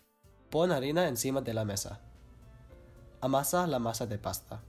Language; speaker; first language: Spanish; non-native, learner; English